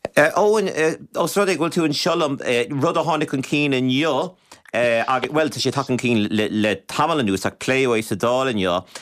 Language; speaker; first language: Irish; native; Irish